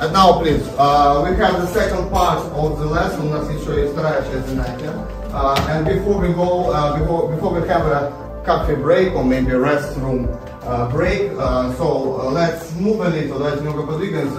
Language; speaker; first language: English; non-native, fluent; Russian